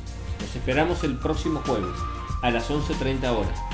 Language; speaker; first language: Spanish; native; Spanish